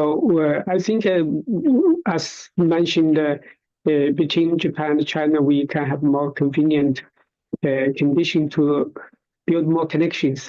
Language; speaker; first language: English; non-native, learner; Chinese